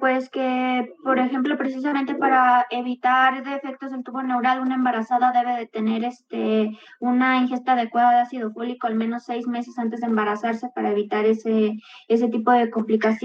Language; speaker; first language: Spanish; native; Spanish